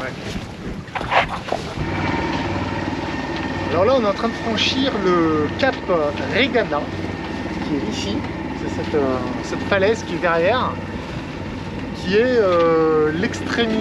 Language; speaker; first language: French; native; French